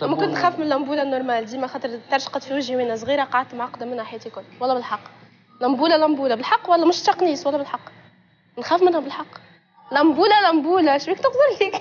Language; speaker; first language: Arabic; native; Arabic